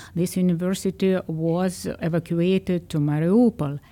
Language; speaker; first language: English; non-native, fluent; Ukrainian